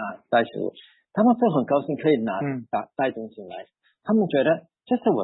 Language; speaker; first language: Chinese; early bilingual, heritage; Chinese